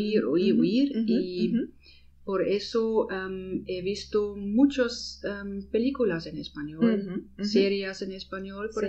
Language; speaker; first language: Spanish; non-native, learner; German